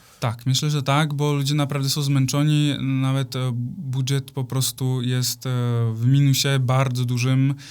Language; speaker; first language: Polish; non-native, fluent; Czech